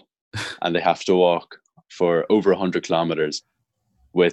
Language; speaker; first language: English; native; English